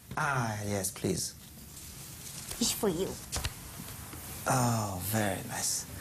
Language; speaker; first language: English; non-native, learner; French